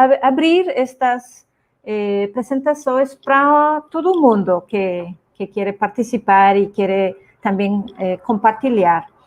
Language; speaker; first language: Portuguese; non-native, fluent; Spanish